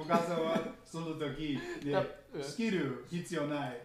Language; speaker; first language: Japanese; non-native, learner; English